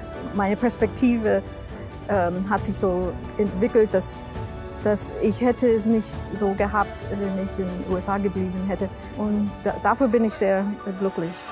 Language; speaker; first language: German; non-native, fluent; English